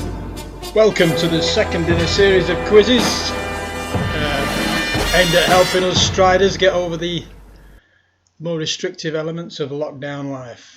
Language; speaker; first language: English; native; English